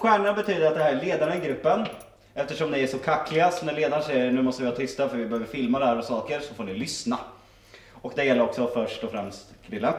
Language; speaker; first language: Swedish; native; Swedish